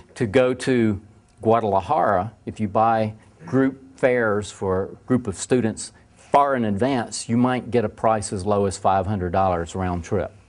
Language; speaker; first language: English; native; English